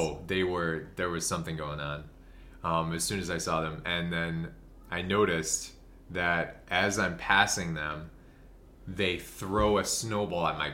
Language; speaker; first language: English; native; English